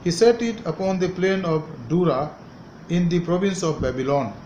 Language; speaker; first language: English; non-native, local second language; Hindi